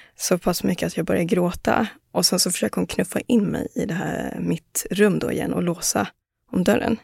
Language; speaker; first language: Swedish; early bilingual, other home language; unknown